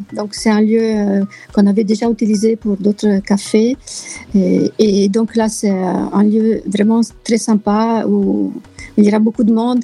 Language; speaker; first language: French; non-native, fluent; Italian